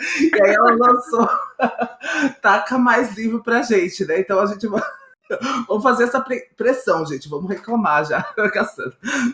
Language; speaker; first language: Portuguese; native; Portuguese